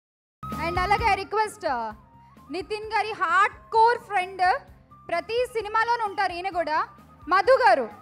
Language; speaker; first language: Telugu; native; Telugu